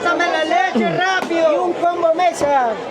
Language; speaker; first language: Spanish; native; Spanish